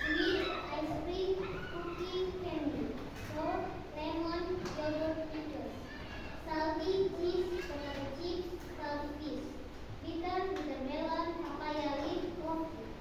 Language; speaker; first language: English; non-native, learner; Indonesian